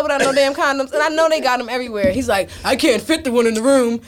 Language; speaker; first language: English; native; English